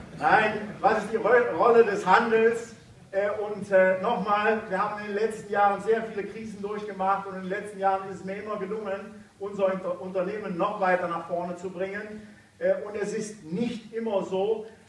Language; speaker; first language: German; native; German